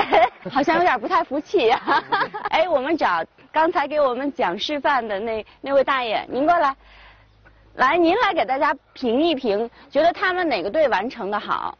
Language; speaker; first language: Chinese; native; Chinese